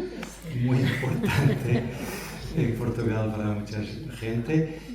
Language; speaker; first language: Spanish; non-native, fluent; Portuguese